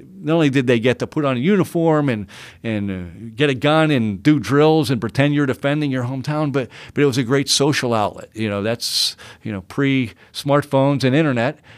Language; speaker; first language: English; native; English